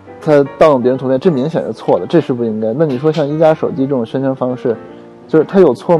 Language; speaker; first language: Chinese; native; Chinese